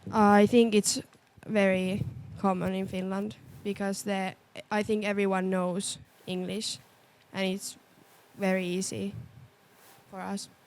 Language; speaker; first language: English; non-native, fluent; Finnish